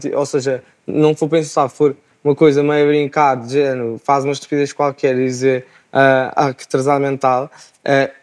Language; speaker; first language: Portuguese; native; Portuguese